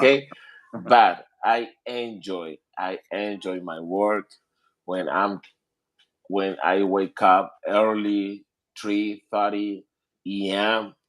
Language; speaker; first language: English; non-native, learner; Spanish